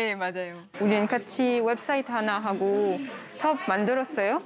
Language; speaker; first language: Korean; non-native, learner; French